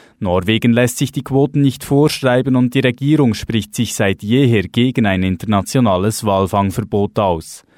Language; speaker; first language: German; native; German